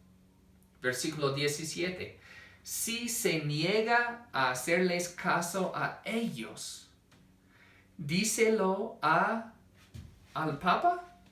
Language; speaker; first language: Spanish; non-native, fluent; English